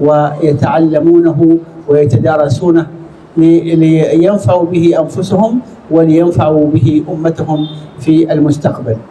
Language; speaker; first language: Arabic; native; Arabic